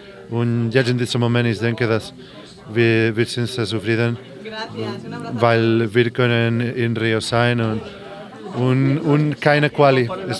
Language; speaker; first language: German; non-native, fluent; Spanish